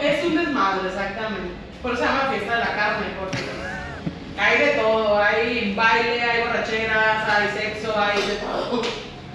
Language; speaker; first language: Spanish; native; Spanish